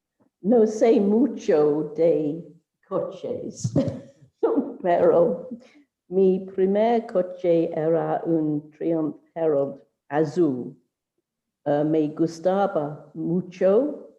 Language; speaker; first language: Spanish; non-native, learner; English